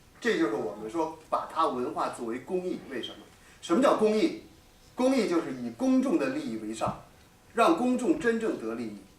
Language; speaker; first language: Chinese; native; Chinese